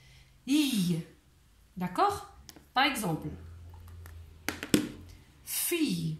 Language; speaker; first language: French; non-native, local second language; Arabic